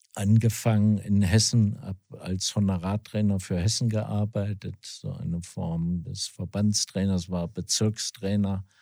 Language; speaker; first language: German; native; German